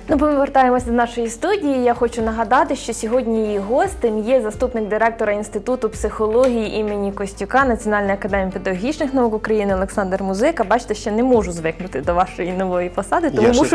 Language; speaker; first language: Ukrainian; native; Ukrainian